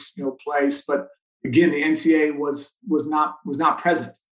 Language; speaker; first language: English; native; English